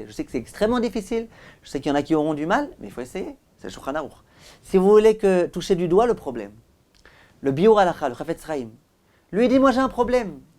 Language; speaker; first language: French; native; French